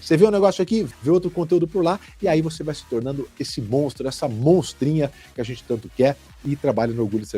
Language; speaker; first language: Portuguese; native; Portuguese